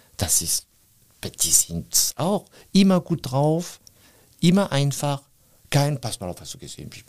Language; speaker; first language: German; non-native, fluent; French